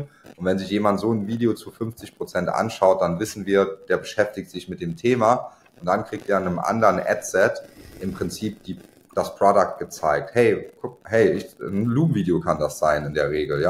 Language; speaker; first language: German; native; German